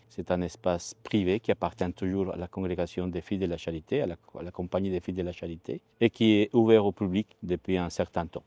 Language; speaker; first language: French; non-native, fluent; Spanish